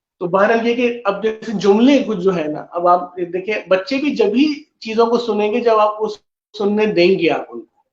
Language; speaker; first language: Urdu; native; Urdu